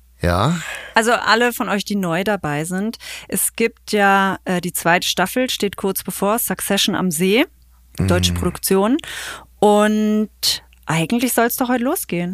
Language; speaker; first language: German; native; German